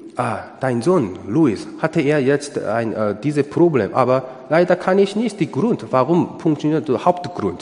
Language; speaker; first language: German; non-native, learner; Korean